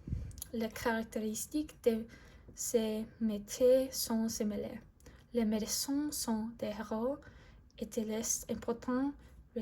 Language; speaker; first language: French; non-native, learner; English